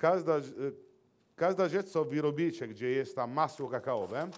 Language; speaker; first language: Polish; non-native, learner; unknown